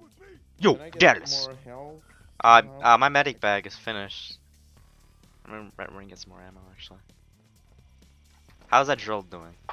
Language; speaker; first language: English; non-native, fluent; Swedish